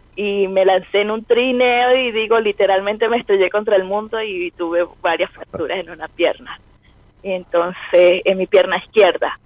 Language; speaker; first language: Spanish; native; Spanish